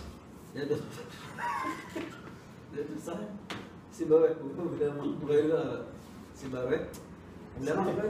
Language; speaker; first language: Arabic; non-native, learner; Malay